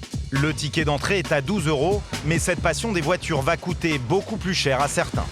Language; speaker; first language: French; native; French